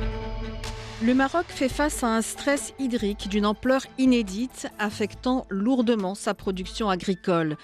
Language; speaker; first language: French; non-native, local second language; Arabic